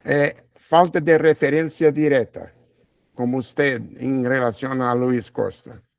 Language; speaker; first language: Spanish; non-native, learner; Portuguese